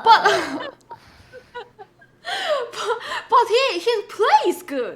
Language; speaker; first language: English; non-native, learner; Korean